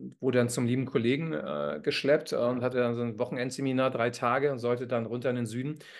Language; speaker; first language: German; native; German